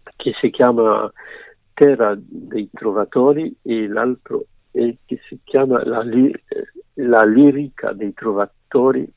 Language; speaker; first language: Italian; early bilingual, other home language; French